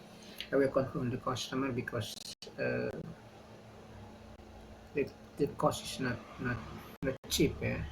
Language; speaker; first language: English; non-native, learner; Indonesian